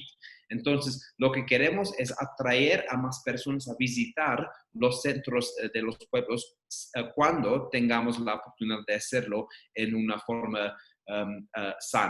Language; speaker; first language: Spanish; non-native, fluent; English